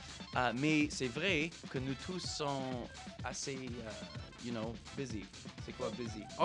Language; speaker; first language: French; non-native, fluent; English